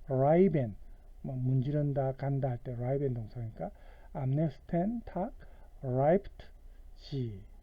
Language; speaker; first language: German; non-native, fluent; Korean